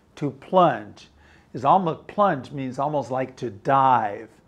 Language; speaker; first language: English; native; English